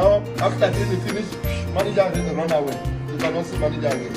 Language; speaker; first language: English; non-native, learner; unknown